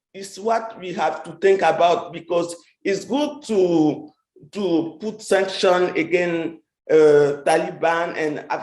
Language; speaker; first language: English; non-native, fluent; French